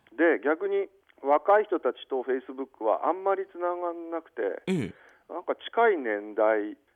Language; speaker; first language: Japanese; native; Japanese